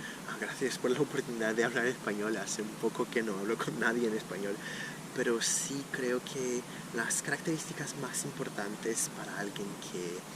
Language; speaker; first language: Spanish; non-native, fluent; Portuguese